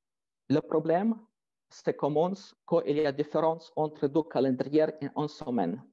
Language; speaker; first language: French; non-native, fluent; Ukrainian